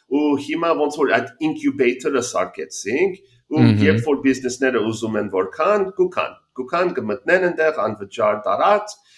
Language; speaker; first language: Armenian; early bilingual, heritage; Armenian